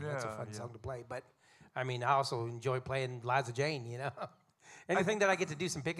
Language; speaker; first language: English; native; English